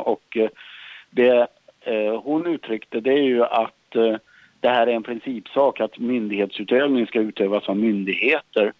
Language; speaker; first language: Swedish; native; Swedish